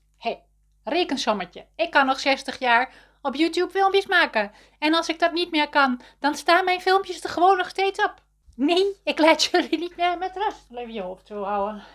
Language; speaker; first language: Dutch; native; Dutch